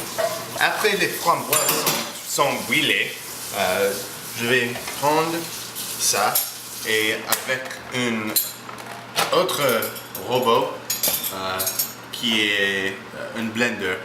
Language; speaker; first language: French; non-native, learner; English